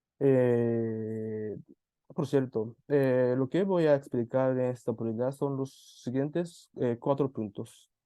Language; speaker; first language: Spanish; non-native, fluent; Japanese